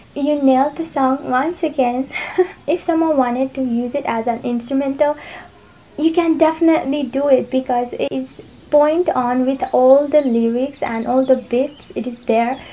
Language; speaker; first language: English; non-native, local second language; Nepali